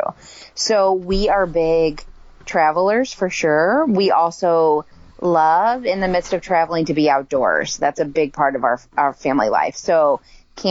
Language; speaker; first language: English; native; English